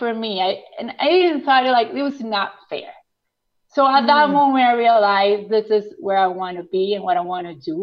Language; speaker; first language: English; non-native, fluent; Spanish